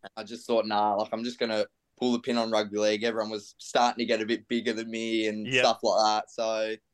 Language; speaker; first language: English; native; English